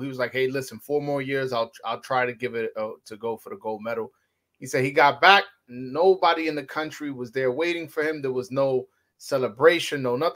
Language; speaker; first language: English; early bilingual, other home language; Spanish